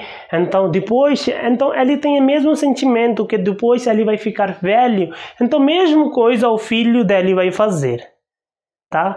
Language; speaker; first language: Portuguese; non-native, learner; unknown